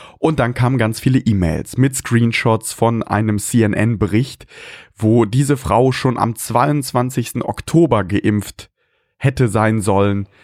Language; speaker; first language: German; early bilingual, other home language; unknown